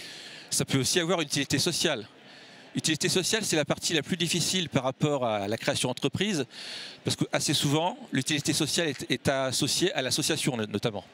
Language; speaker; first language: French; native; French